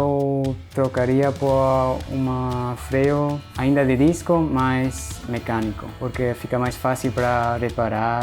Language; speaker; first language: Portuguese; non-native, fluent; German